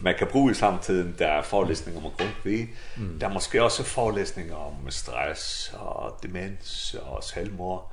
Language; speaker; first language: Danish; non-native, local second language; Faroese